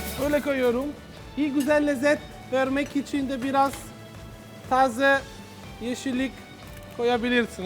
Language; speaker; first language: Turkish; non-native, learner; Italian